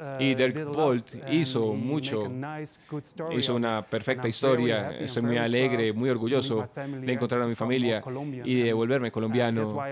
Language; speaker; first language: Spanish; non-native, fluent; Dutch